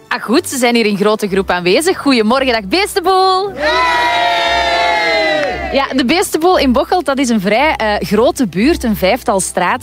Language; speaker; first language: Dutch; native; Dutch